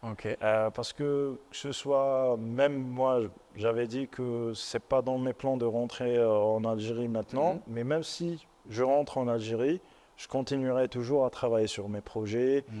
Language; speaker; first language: French; non-native, local second language; Arabic